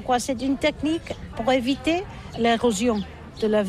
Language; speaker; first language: French; non-native, learner; Catalan